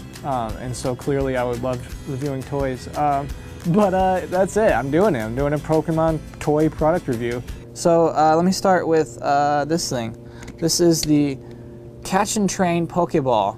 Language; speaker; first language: English; native; English